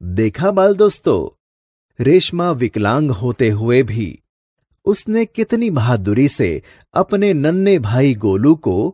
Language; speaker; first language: Hindi; non-native, local second language; Gujarati